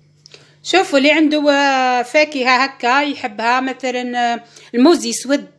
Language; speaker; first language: Arabic; native; Arabic